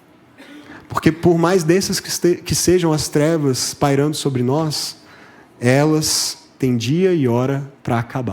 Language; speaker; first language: Portuguese; native; Portuguese